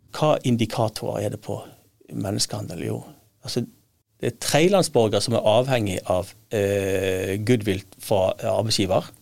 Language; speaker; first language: Norwegian; native; Norwegian